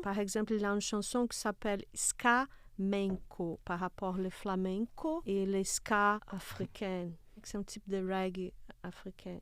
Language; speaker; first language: French; non-native, fluent; Portuguese